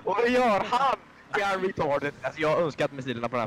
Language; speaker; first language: Swedish; native; Swedish